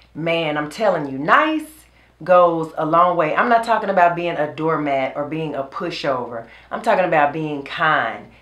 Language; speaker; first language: English; native; English